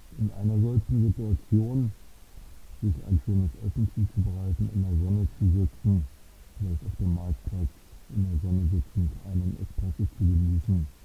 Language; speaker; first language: German; native; German